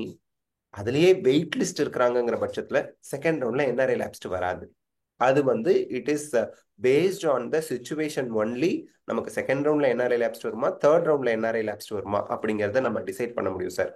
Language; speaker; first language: Tamil; native; Tamil